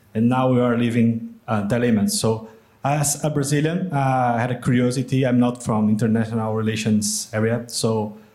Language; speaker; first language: English; non-native, fluent; Portuguese